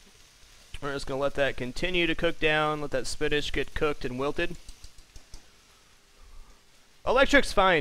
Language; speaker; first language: English; native; English